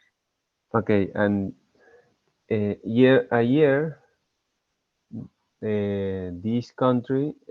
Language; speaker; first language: English; non-native, learner; Spanish